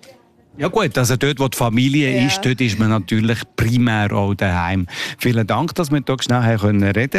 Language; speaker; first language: German; native; German